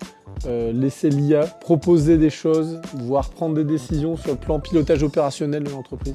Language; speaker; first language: French; native; French